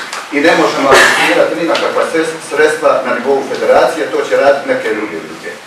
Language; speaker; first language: Croatian; native; Croatian